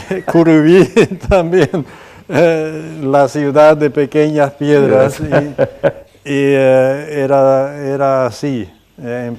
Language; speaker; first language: Spanish; non-native, local second language; Plautdietsch